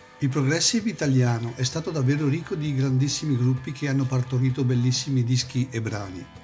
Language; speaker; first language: Italian; native; Italian